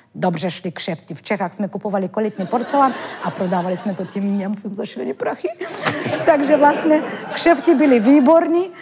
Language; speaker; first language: Czech; non-native, fluent; Turkish